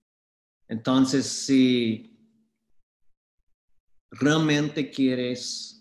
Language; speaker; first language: Spanish; non-native, fluent; English